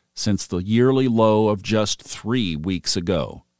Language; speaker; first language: English; native; English